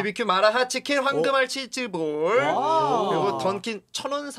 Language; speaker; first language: Korean; native; Korean